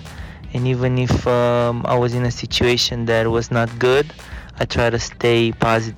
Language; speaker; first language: English; non-native, fluent; Romanian